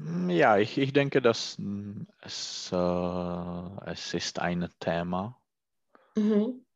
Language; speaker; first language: German; non-native, learner; Czech